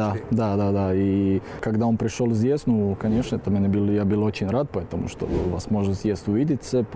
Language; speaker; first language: Russian; non-native, learner; Serbian